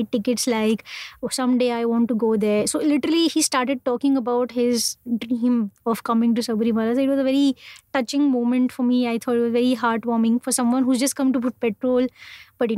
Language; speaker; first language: English; non-native, local second language; Hindi